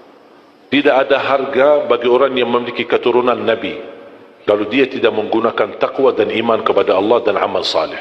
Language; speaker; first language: Indonesian; non-native, fluent; Arabic